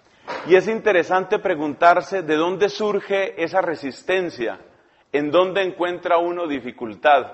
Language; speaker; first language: Spanish; native; Spanish